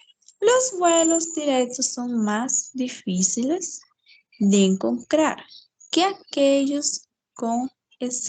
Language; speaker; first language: Spanish; non-native, learner; Portuguese